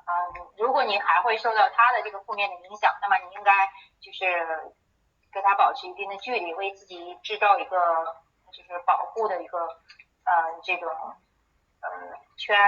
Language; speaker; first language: Chinese; native; Chinese